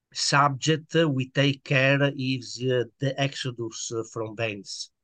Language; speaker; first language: English; non-native, learner; Italian